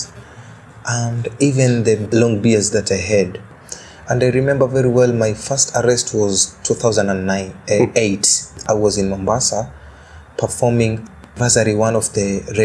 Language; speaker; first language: English; non-native, local second language; Swahili